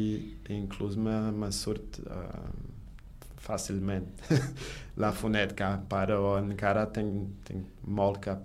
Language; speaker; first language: Catalan; non-native, learner; Portuguese